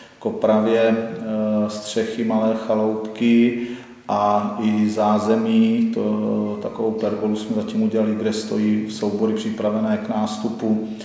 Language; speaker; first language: Czech; native; Czech